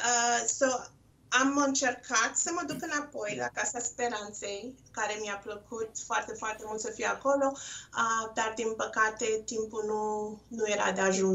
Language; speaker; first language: Romanian; non-native, local second language; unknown